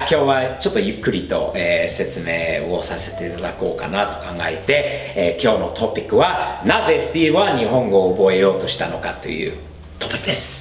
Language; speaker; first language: Japanese; non-native, fluent; English